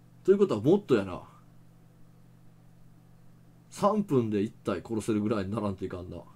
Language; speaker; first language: Japanese; native; Japanese